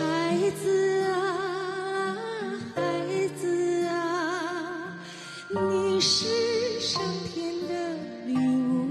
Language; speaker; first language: Chinese; native; Chinese